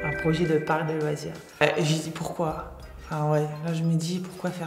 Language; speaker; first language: French; native; French